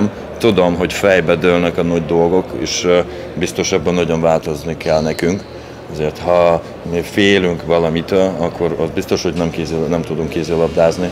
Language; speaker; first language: Hungarian; non-native, fluent; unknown